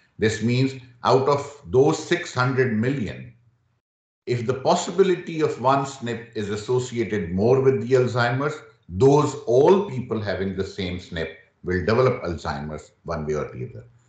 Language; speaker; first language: English; non-native, local second language; Urdu